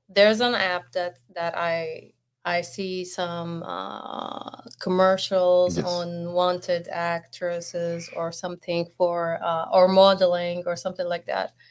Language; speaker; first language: English; non-native, fluent; Arabic